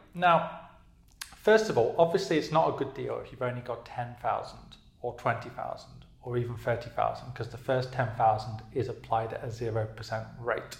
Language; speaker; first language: English; native; English